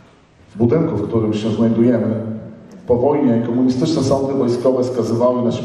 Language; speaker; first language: Polish; native; Polish